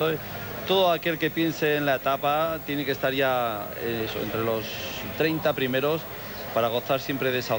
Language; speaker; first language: Spanish; native; Spanish